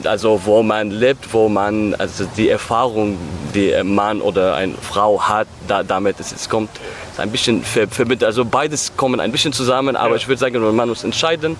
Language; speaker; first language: German; non-native, learner; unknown